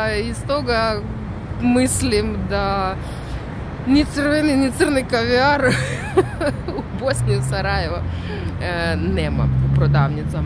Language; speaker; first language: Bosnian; non-native, learner; Russian